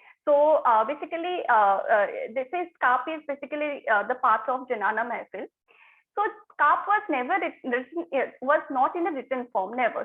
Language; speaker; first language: English; non-native, local second language; Bangla